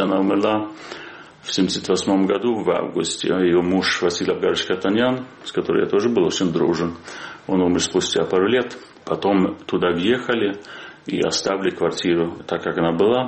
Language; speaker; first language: Russian; non-native, fluent; Swedish